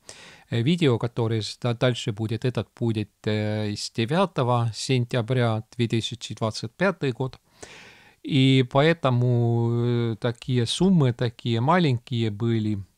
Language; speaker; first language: Russian; non-native, local second language; Estonian